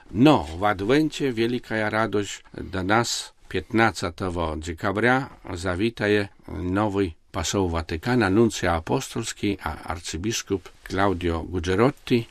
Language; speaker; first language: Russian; non-native, local second language; Belarusian